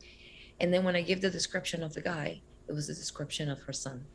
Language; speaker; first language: English; non-native, fluent; Spanish